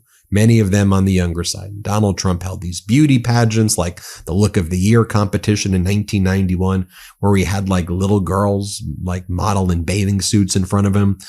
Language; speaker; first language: English; native; English